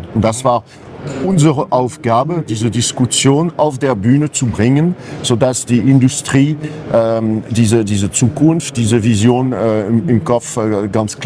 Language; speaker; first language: German; non-native, fluent; French